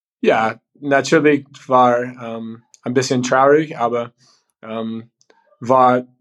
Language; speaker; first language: German; non-native, learner; English